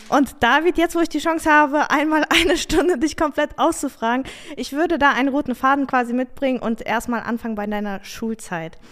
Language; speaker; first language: German; native; German